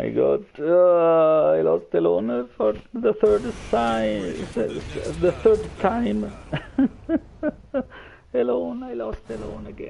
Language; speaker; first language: English; non-native, learner; Italian